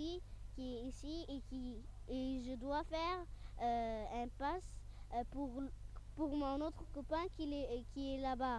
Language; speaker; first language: French; non-native, fluent; Arabic